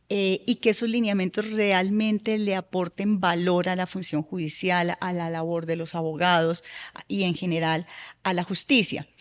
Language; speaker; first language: Spanish; native; Spanish